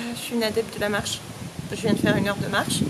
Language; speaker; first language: French; native; French